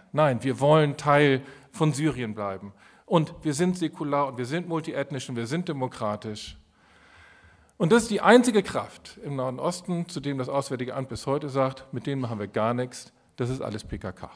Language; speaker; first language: German; native; German